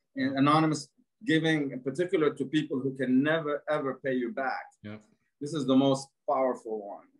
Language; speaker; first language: English; non-native, fluent; Arabic